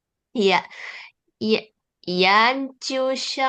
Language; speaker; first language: Chinese; non-native, learner; Indonesian